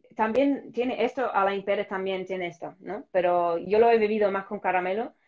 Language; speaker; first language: Spanish; non-native, fluent; English